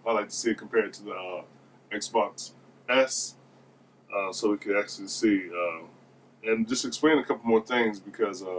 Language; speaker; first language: English; native; English